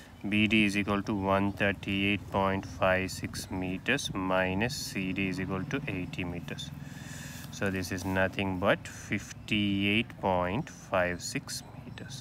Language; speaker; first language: English; non-native, local second language; Tamil